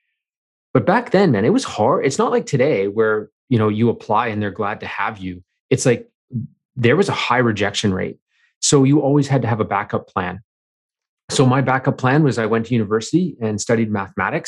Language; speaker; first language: English; native; English